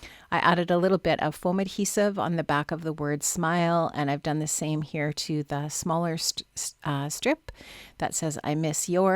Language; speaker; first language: English; native; English